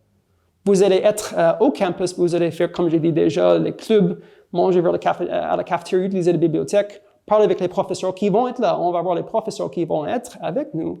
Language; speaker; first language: French; non-native, fluent; English